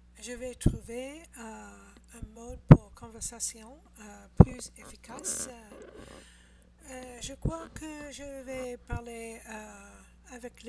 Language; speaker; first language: French; non-native, learner; English